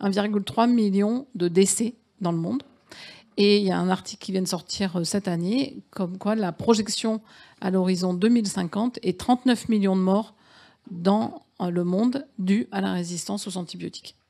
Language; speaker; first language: French; native; French